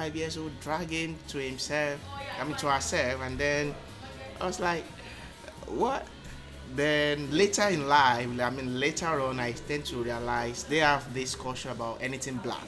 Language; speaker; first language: English; non-native, local second language; Yoruba